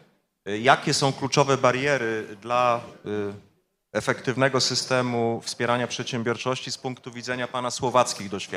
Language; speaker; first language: Polish; native; Polish